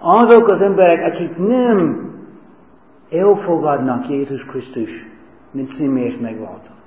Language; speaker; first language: Hungarian; non-native, fluent; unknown